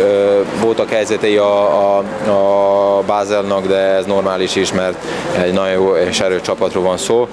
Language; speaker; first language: Hungarian; non-native, fluent; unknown